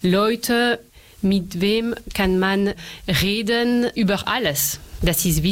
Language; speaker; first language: German; non-native, fluent; French